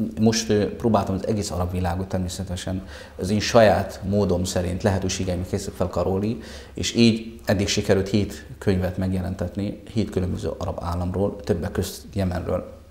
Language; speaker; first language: Hungarian; non-native, fluent; Arabic